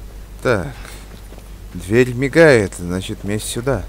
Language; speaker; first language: Russian; native; Russian